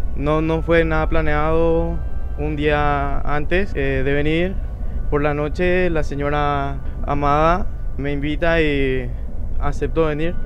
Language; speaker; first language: Spanish; native; Spanish